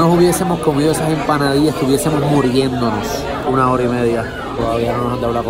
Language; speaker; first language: Spanish; native; Spanish